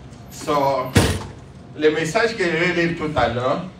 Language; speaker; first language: French; non-native, local second language; Luba-Lulua